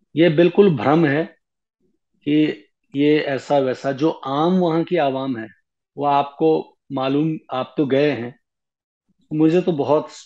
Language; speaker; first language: Hindi; native; Hindi